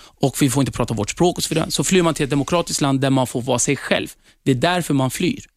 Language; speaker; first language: Swedish; early bilingual, other home language; Kurdish